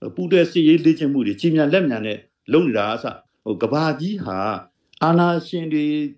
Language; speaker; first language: Burmese; native; Burmese